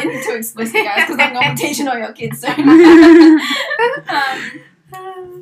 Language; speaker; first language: English; native; English